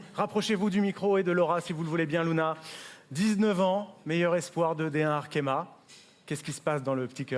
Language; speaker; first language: French; native; French